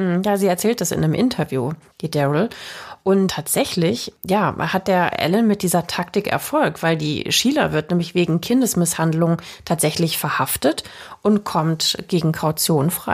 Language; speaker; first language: German; native; German